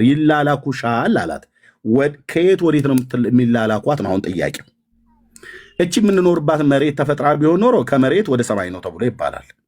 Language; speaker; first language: Amharic; native; Amharic